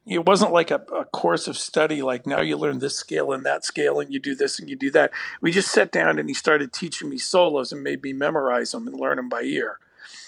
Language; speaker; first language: English; native; English